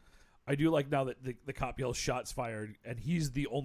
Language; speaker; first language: English; native; English